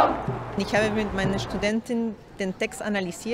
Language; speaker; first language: German; non-native, learner; Spanish